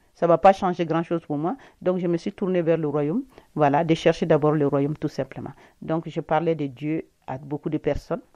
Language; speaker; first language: French; non-native, local second language; Bambara